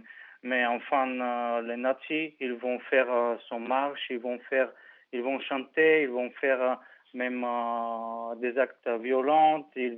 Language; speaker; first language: French; non-native, fluent; Bulgarian